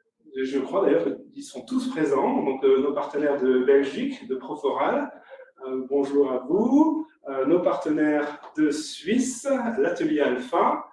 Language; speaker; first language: French; native; French